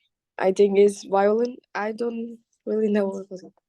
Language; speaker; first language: English; non-native, learner; Vietnamese